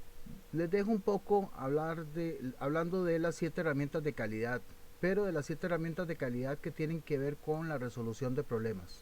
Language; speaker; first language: Spanish; native; Spanish